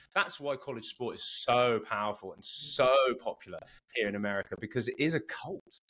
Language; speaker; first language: English; native; English